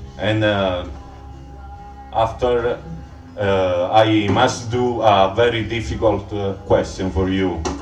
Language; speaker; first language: English; non-native, learner; Italian